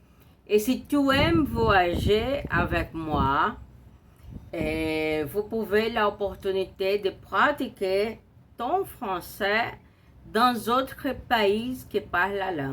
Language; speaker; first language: French; non-native, learner; Portuguese